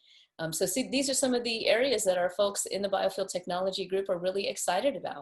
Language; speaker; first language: English; native; English